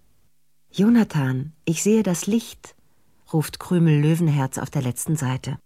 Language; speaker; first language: German; native; German